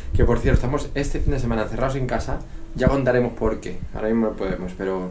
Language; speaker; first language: Spanish; native; Spanish